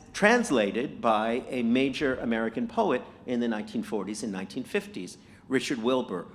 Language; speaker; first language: English; native; English